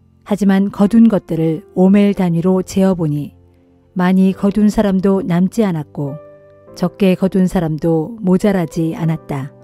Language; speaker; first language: Korean; native; Korean